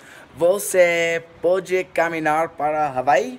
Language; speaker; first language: Portuguese; non-native, learner; English